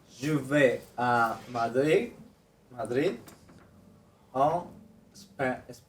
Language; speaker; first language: French; non-native, learner; Spanish